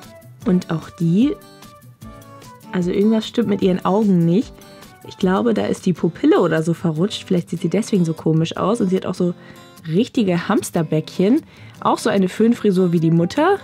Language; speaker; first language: German; native; German